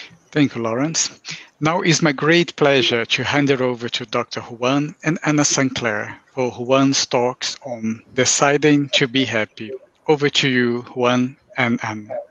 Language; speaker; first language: English; non-native, fluent; Portuguese